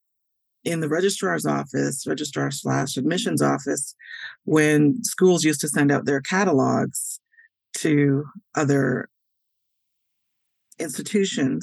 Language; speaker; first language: English; native; English